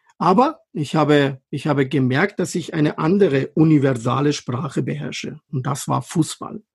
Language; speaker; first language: German; non-native, fluent; Persian